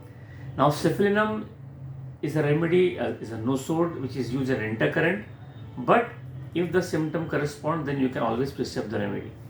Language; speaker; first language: English; non-native, local second language; Hindi